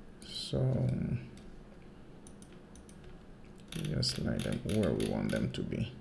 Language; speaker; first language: English; non-native, fluent; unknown